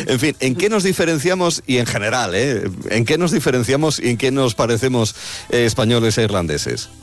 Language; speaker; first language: Spanish; native; Spanish